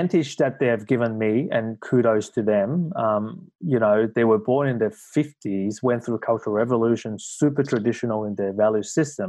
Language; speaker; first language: English; non-native, local second language; Cantonese